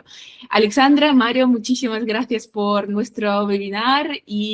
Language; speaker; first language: Spanish; non-native, fluent; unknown